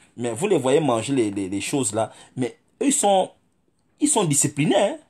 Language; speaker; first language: French; non-native, local second language; Fang